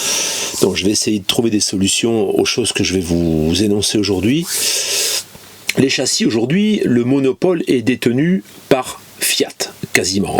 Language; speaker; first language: French; native; French